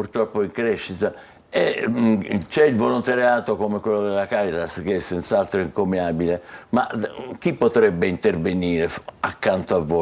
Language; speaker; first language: Italian; native; Italian